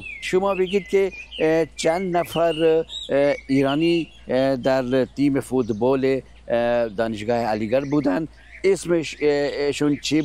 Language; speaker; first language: Persian; non-native, fluent; Urdu